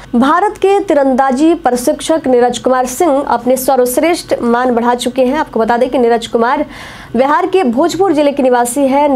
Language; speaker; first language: Hindi; native; Hindi